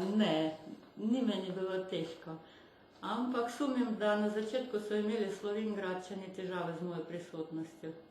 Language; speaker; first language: Slovenian; non-native, fluent; Russian